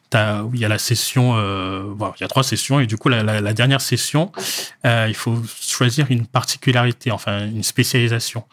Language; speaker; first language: French; native; French